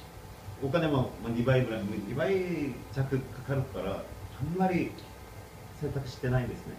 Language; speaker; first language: Japanese; non-native, fluent; Korean